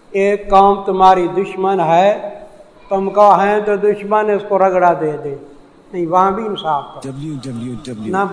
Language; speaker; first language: Urdu; non-native, local second language; Saraiki